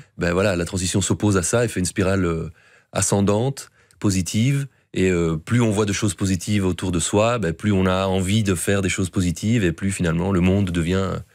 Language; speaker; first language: French; native; French